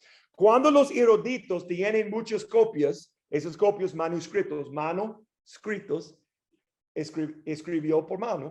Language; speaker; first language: Spanish; non-native, fluent; English